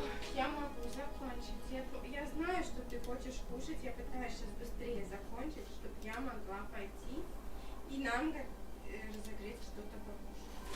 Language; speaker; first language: Russian; native; Russian